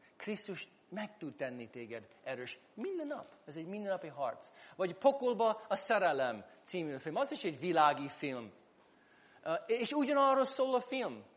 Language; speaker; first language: Hungarian; non-native, fluent; English